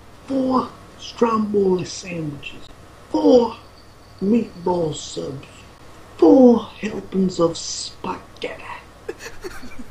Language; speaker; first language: English; native; English